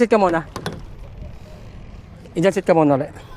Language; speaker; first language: Filipino; non-native, local second language; Aklanon